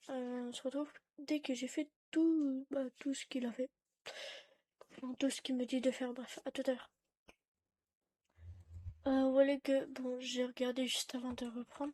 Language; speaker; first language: French; native; French